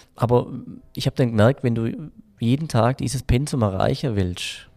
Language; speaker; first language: German; native; German